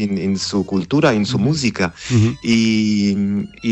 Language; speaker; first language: Spanish; non-native, fluent; Armenian